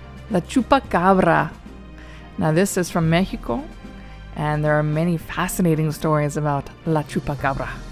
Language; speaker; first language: English; native; English